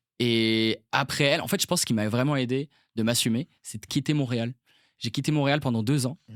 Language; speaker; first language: French; non-native, local second language; Arabic